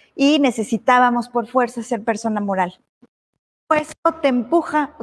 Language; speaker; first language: Spanish; native; Spanish